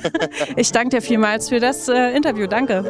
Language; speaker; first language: German; native; German